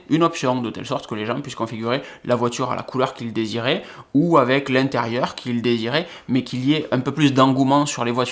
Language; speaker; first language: French; native; French